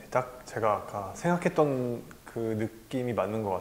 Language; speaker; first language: Korean; native; Korean